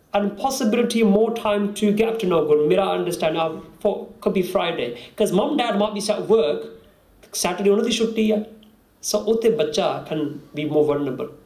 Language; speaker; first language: English; early bilingual, other home language; Punjabi